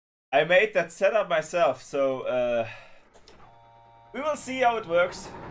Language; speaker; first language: English; non-native, fluent; German